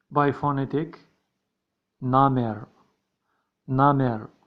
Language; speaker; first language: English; non-native, learner; Arabic